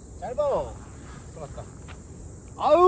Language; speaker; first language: Korean; native; Korean